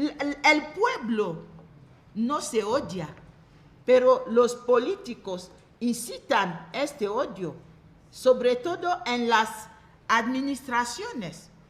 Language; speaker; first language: Spanish; non-native, fluent; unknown